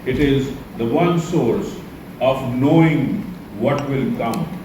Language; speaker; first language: English; non-native, local second language; Urdu